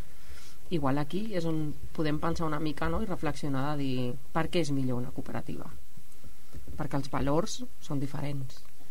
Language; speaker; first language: Catalan; native; Catalan